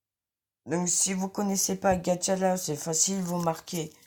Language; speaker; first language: French; native; French